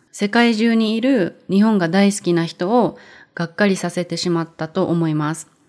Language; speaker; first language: Japanese; native; Japanese